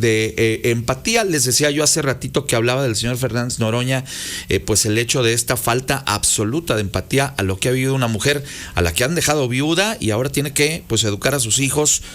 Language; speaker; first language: Spanish; native; Spanish